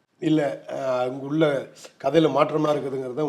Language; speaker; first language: Tamil; native; Tamil